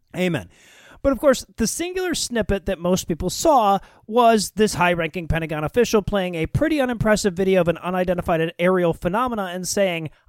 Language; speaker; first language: English; native; English